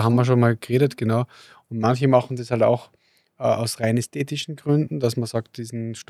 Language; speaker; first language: German; native; German